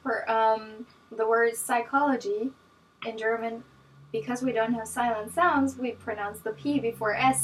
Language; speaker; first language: English; non-native, fluent; German